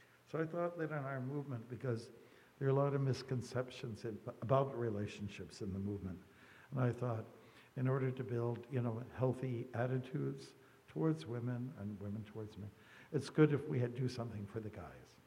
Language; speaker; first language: English; native; English